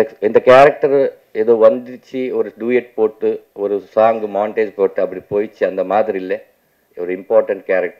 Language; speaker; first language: Tamil; non-native, local second language; Telugu